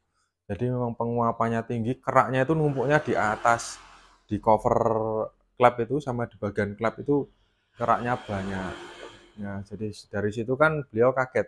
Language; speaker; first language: Indonesian; native; Indonesian